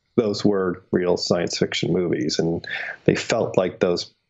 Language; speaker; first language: English; native; English